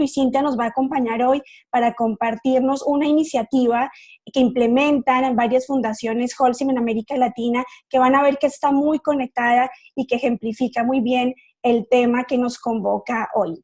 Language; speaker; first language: Spanish; native; Spanish